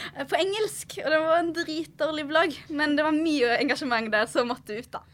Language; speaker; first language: Norwegian; early bilingual, other home language; Arabic